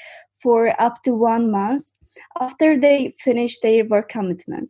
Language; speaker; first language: English; non-native, fluent; Azerbaijani